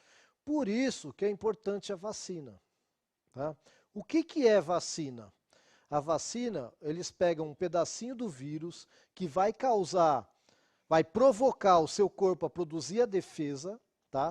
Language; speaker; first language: Portuguese; native; Portuguese